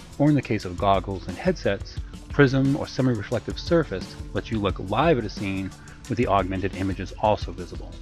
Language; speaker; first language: English; native; English